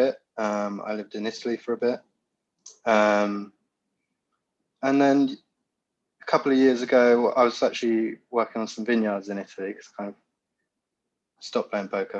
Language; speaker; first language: English; native; English